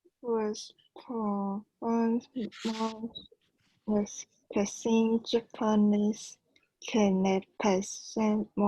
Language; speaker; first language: French; non-native, learner; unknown